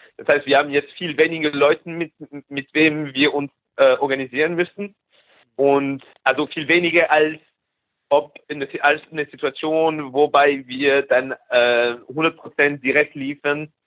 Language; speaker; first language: German; non-native, local second language; French